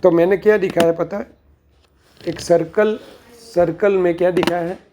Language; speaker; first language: Hindi; non-native, local second language; Gujarati